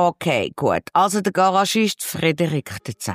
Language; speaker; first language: German; native; German